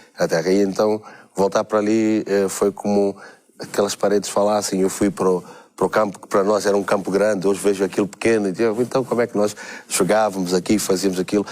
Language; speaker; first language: Portuguese; native; Portuguese